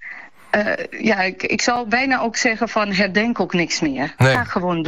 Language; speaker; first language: Dutch; early bilingual, other home language; Bosnian